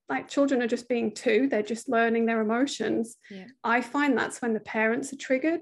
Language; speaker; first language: English; native; English